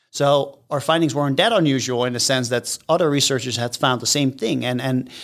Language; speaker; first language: English; non-native, fluent; Dutch